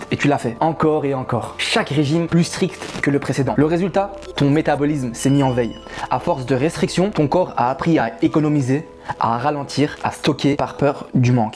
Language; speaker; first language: French; native; French